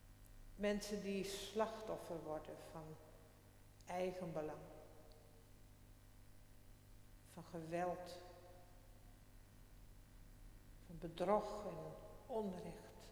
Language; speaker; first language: Dutch; non-native, local second language; Western Frisian